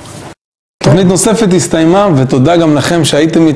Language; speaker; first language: Hebrew; native; Hebrew